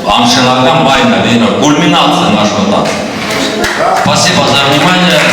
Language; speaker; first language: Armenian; early bilingual, heritage; Armenian